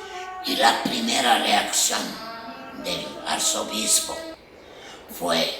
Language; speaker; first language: Spanish; non-native, fluent; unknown